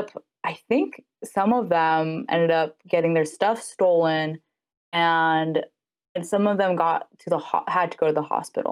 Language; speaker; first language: English; native; English